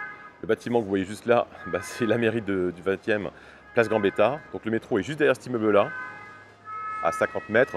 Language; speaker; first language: French; native; French